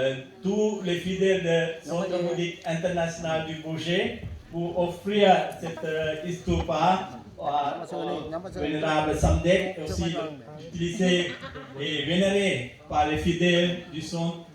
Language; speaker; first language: French; non-native, fluent; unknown